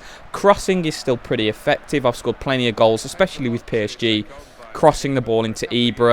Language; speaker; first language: English; native; English